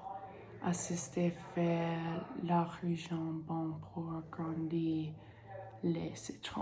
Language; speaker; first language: French; non-native, learner; English